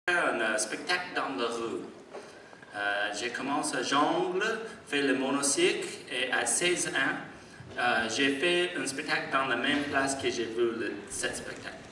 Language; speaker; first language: French; non-native, learner; English